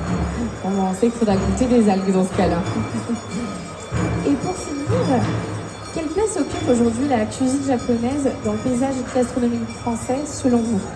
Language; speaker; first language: French; native; French